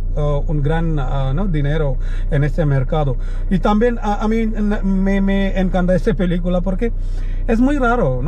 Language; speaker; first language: Spanish; non-native, learner; Malayalam